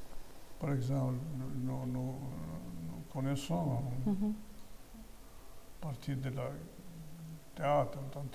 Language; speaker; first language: French; non-native, fluent; Albanian